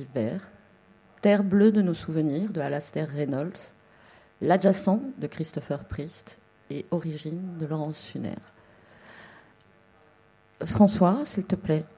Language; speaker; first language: French; native; French